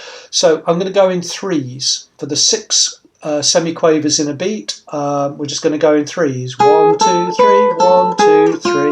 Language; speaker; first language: English; native; English